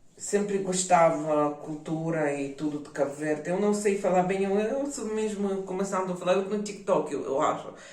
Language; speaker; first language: Portuguese; non-native, local second language; Ukrainian